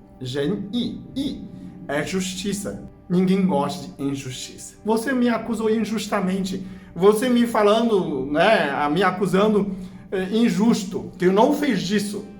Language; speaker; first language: Portuguese; non-native, fluent; Chinese